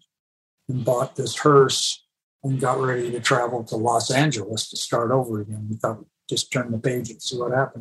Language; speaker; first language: English; native; English